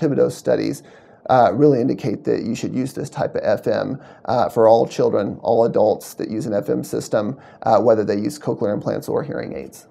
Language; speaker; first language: English; native; English